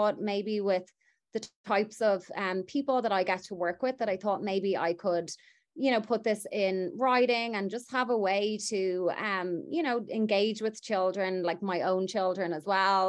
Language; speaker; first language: English; native; English